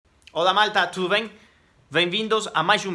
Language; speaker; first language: Portuguese; non-native, fluent; Spanish